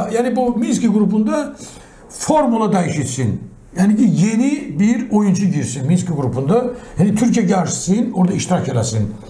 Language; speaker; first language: Azerbaijani; non-native, local second language; Talysh